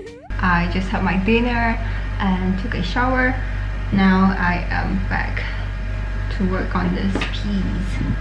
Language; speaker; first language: English; non-native, local second language; Chinese